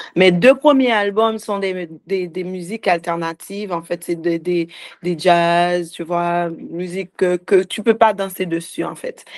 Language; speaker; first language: French; native; French